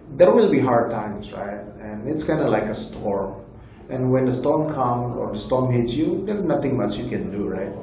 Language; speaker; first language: English; non-native, fluent; Indonesian